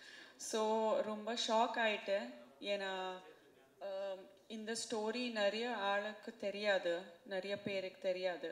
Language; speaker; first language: Tamil; non-native, fluent; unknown